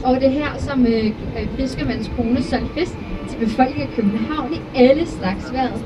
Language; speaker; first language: Danish; non-native, fluent; English